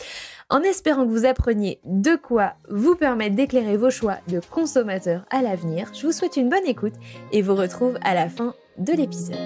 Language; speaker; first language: French; native; French